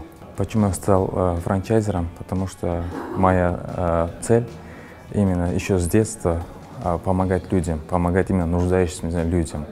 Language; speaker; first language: Russian; non-native, local second language; Uzbek